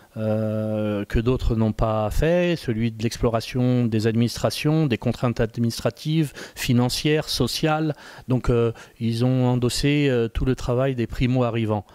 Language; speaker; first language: French; native; French